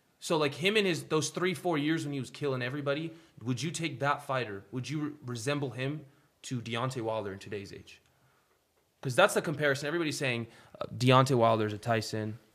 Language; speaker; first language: English; native; English